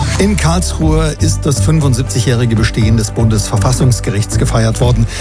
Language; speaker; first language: German; native; German